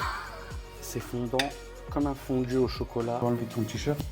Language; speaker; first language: French; native; French